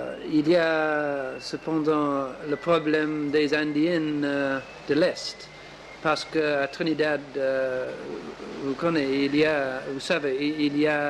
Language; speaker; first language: French; non-native, learner; English